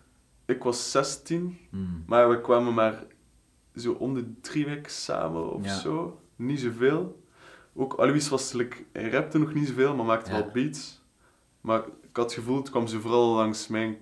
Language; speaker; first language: Dutch; native; Dutch